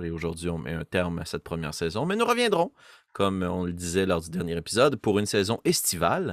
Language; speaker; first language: French; native; French